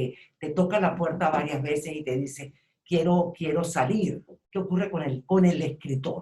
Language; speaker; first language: Spanish; native; Spanish